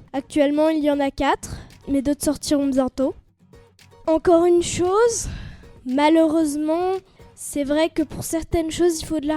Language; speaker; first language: French; native; French